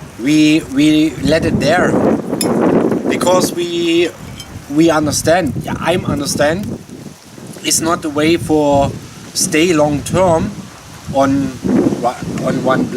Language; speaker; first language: English; non-native, learner; German